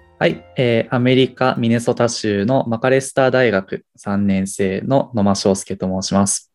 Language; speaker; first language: Japanese; early bilingual, heritage; Japanese